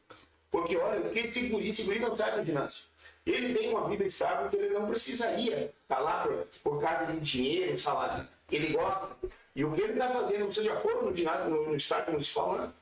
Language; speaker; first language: Portuguese; native; Portuguese